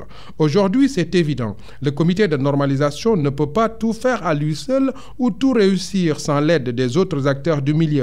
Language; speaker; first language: French; non-native, local second language; Wolof